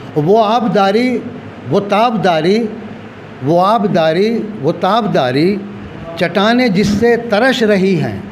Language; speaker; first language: Urdu; native; Urdu